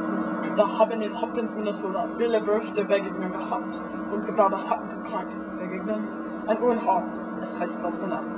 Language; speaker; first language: German; non-native, learner; English